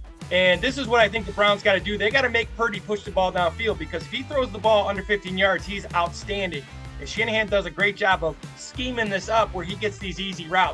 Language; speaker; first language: English; native; English